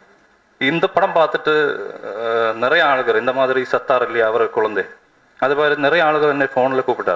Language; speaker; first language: Tamil; non-native, learner; Malayalam